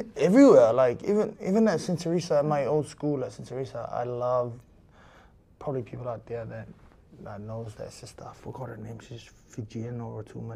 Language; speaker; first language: English; non-native, fluent; Samoan